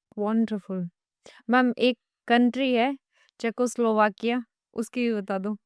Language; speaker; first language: Hindi; native; Hindi